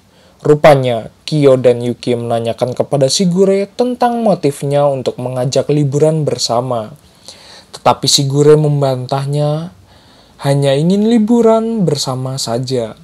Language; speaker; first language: Indonesian; native; Indonesian